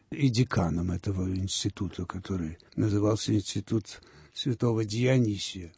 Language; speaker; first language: Russian; early bilingual, heritage; Russian